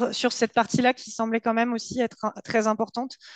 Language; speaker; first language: French; native; French